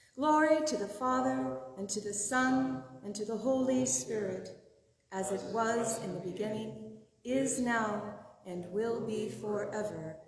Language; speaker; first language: English; native; English